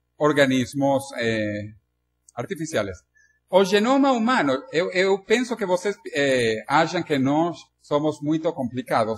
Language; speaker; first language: Spanish; non-native, learner; Portuguese